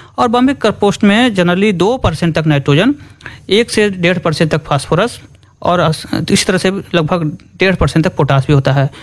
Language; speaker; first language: Hindi; native; Hindi